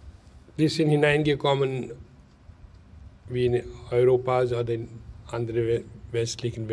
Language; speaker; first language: German; non-native, learner; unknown